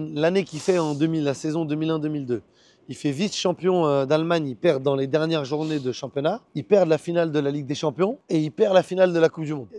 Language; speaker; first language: French; native; French